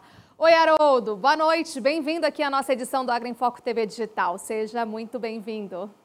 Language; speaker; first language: Portuguese; native; Portuguese